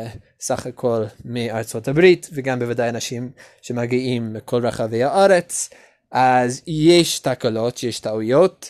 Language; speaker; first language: Hebrew; non-native, learner; English